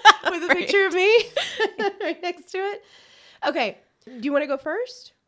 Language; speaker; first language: English; early bilingual, other home language; Spanish